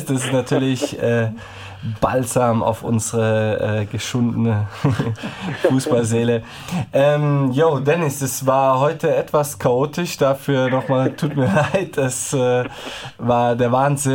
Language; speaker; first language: German; native; German